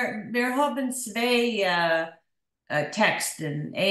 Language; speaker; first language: German; non-native, learner; English